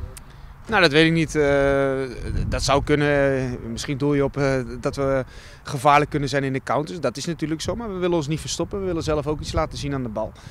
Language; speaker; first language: Dutch; native; Dutch